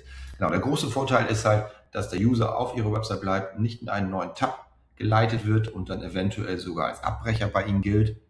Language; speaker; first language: German; native; German